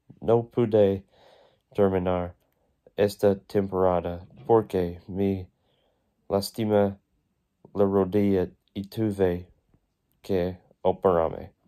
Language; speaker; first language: Spanish; non-native, learner; English